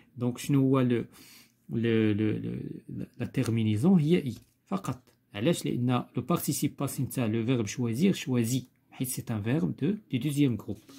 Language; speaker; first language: French; non-native, local second language; Arabic